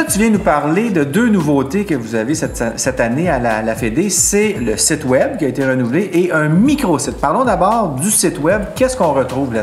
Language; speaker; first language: French; native; French